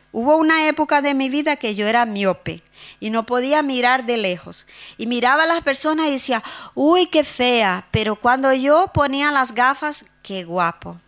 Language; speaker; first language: Spanish; non-native, fluent; Portuguese